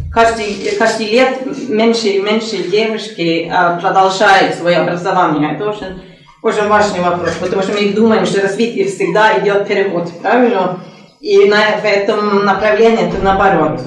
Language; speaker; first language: Russian; non-native, learner; Norwegian